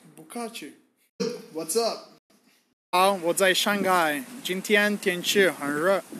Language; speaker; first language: Chinese; non-native, learner; Italian